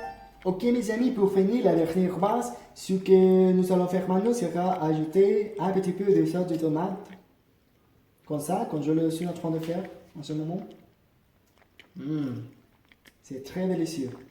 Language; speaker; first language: French; non-native, learner; Spanish